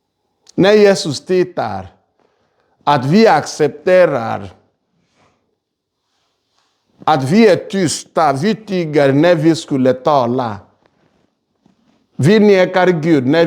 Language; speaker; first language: Swedish; non-native, fluent; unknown